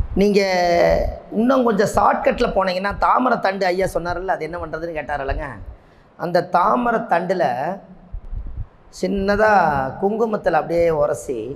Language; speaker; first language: Tamil; native; Tamil